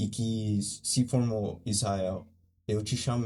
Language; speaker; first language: Portuguese; early bilingual, heritage; Portuguese